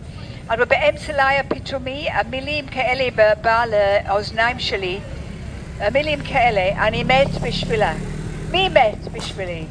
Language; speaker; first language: Hebrew; non-native, learner; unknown